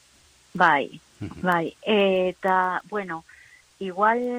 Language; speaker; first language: Basque; non-native, learner; Spanish